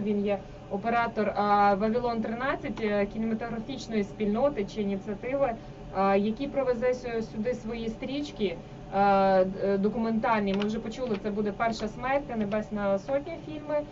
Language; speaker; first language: Ukrainian; native; Ukrainian